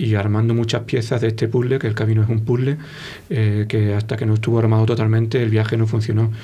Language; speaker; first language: Spanish; native; Spanish